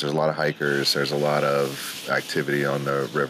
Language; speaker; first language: English; native; English